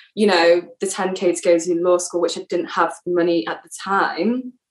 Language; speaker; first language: English; native; English